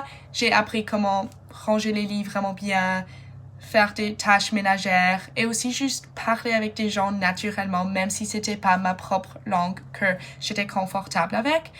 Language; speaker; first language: French; non-native, fluent; English